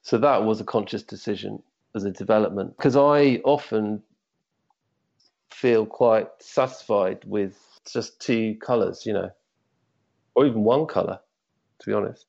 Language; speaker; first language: English; native; English